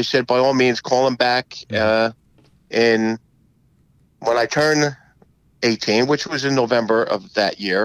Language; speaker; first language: English; native; English